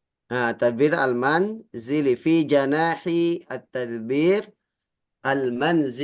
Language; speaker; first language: Arabic; non-native, fluent; Indonesian